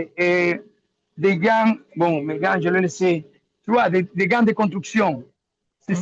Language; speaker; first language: French; non-native, learner; Spanish